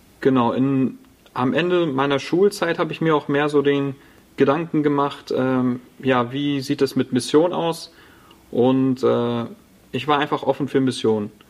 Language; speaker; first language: German; early bilingual, other home language; Latvian